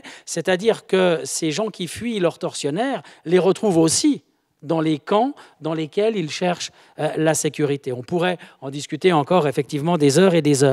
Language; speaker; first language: French; native; French